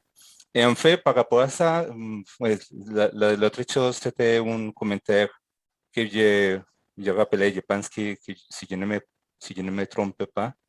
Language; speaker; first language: French; non-native, fluent; Spanish